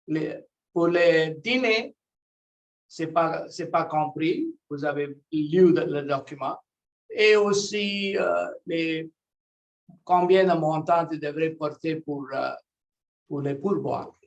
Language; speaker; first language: French; non-native, local second language; English